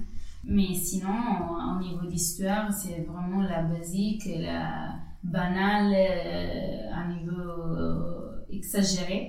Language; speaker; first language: French; non-native, fluent; Spanish